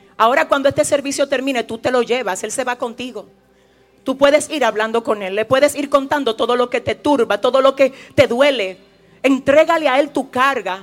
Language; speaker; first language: Spanish; native; Spanish